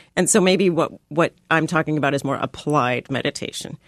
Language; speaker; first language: English; native; English